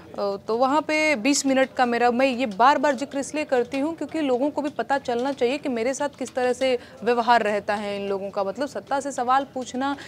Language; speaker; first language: Hindi; non-native, local second language; Bhojpuri